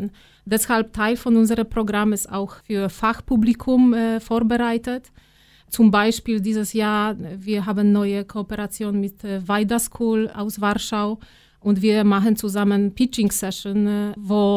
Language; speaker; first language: German; non-native, fluent; Polish